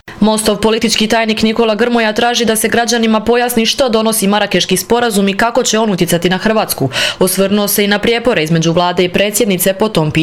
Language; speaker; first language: Croatian; native; Croatian